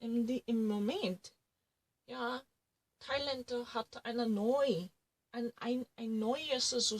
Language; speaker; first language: German; non-native, learner; Korean